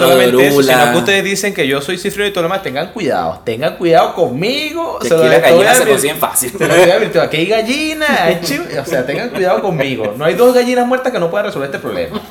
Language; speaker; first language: Spanish; native; Spanish